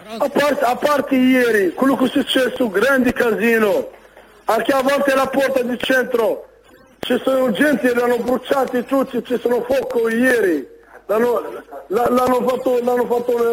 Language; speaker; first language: Italian; non-native, learner; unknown